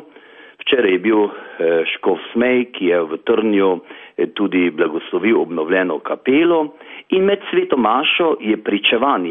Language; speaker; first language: Slovenian; native; Slovenian